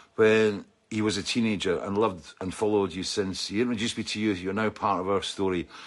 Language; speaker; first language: English; native; English